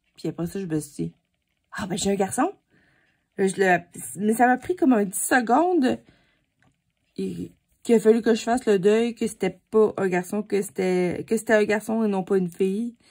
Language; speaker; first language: French; native; French